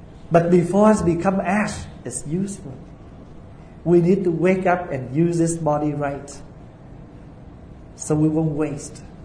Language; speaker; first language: English; non-native, fluent; Vietnamese